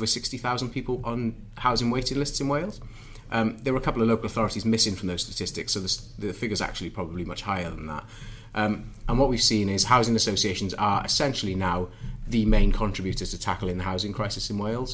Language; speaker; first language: English; native; English